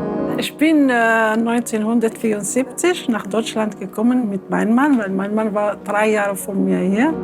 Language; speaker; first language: German; non-native, learner; Arabic